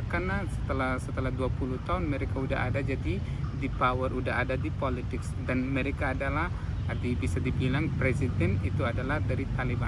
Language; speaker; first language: Indonesian; non-native, fluent; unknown